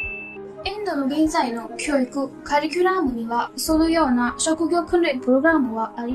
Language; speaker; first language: Japanese; non-native, learner; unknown